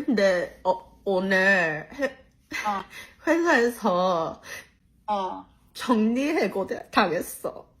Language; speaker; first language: Korean; early bilingual, heritage; Korean